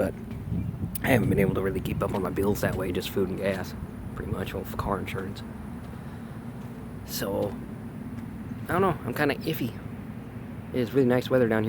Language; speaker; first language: English; native; English